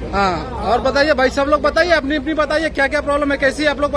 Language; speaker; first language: Hindi; native; Hindi